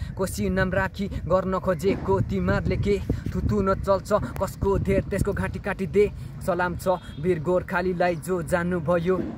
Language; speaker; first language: Nepali; non-native, local second language; Limbu